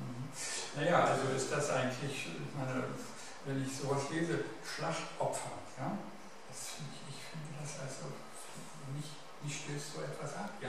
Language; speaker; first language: German; native; German